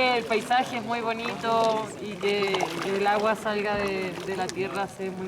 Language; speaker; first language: Spanish; native; Spanish